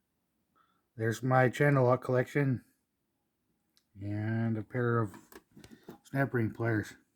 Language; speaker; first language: English; native; English